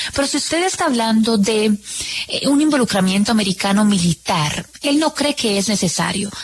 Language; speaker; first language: Spanish; native; Spanish